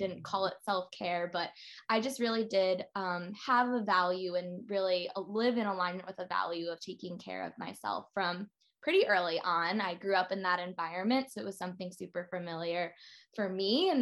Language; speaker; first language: English; native; English